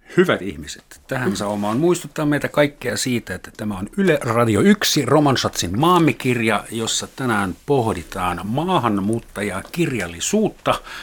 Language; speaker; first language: Finnish; non-native, fluent; German